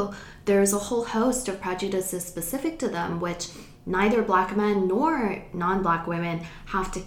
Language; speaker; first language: English; non-native, local second language; Cantonese